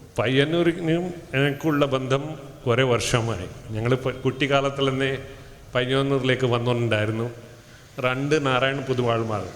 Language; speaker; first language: Malayalam; non-native, local second language; Tulu